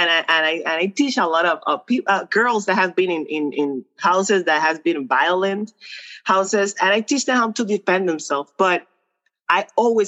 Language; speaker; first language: English; non-native, fluent; Spanish